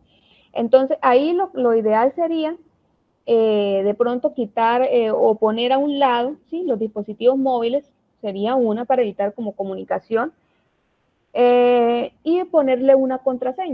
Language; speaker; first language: Spanish; native; Spanish